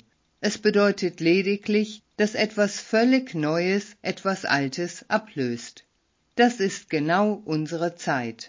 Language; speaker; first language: German; native; German